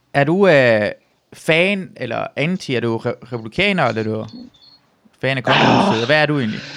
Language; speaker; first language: Danish; non-native, fluent; Persian